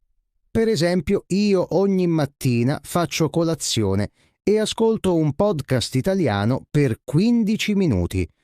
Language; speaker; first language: Italian; non-native, fluent; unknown